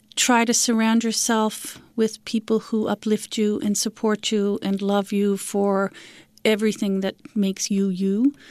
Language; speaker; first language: English; native; English